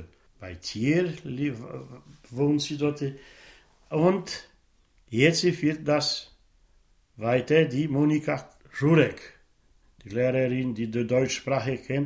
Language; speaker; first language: German; non-native, local second language; Polish